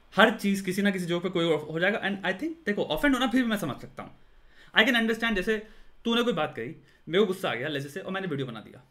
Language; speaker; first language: Hindi; native; Hindi